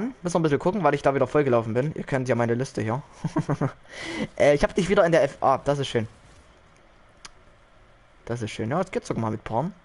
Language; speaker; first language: German; native; German